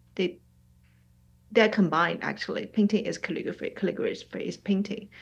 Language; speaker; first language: English; non-native, fluent; Chinese